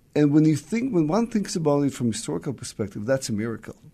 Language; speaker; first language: English; non-native, fluent; Russian